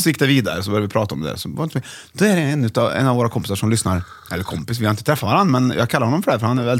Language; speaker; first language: Swedish; native; Swedish